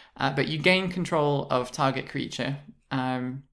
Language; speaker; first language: English; native; English